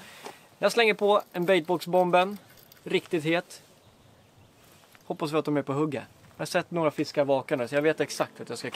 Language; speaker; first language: Swedish; native; Swedish